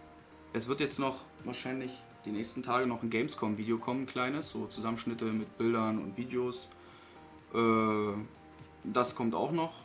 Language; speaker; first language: German; native; German